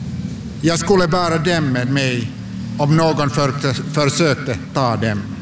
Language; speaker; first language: Swedish; non-native, local second language; Finnish